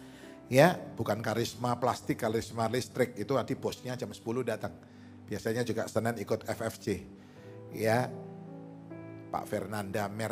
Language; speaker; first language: Indonesian; native; Indonesian